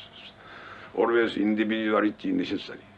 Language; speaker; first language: English; non-native, learner; Japanese